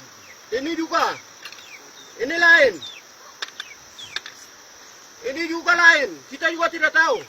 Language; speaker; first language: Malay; non-native, local second language; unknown